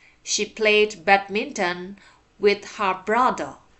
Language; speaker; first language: English; non-native, fluent; Burmese